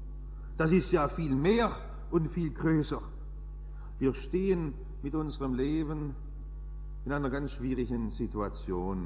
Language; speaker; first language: German; native; German